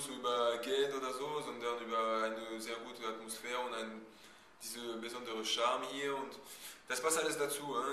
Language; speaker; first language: German; non-native, fluent; French